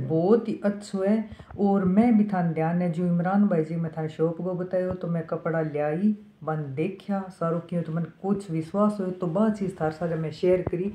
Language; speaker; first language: Hindi; native; Hindi